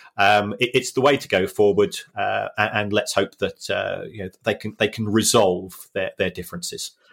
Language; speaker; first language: English; native; English